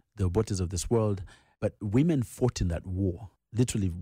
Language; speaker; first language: English; non-native, local second language; Ganda